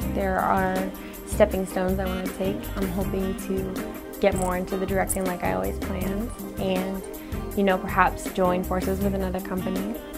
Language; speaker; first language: English; native; English